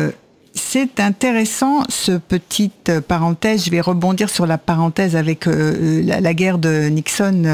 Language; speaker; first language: French; native; French